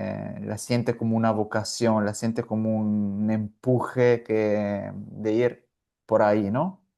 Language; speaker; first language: Spanish; non-native, fluent; Italian